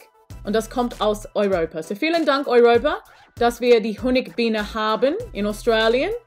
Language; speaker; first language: German; non-native, learner; English